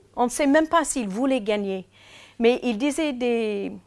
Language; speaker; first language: French; non-native, fluent; English